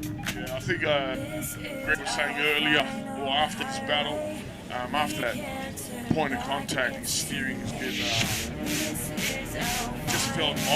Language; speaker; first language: English; native; English